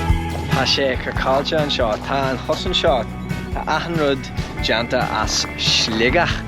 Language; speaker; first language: Irish; non-native, local second language; English